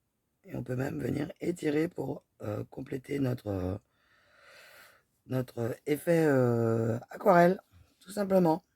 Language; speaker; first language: French; native; French